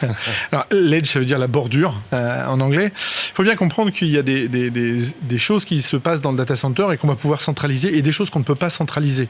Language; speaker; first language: French; native; French